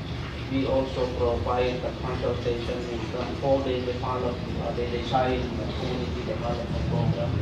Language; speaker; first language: English; non-native, fluent; Indonesian